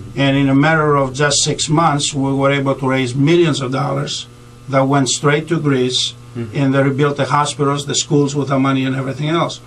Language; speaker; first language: English; non-native, fluent; Greek